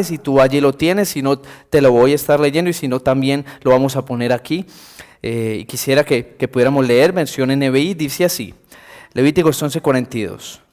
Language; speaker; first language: Spanish; native; Spanish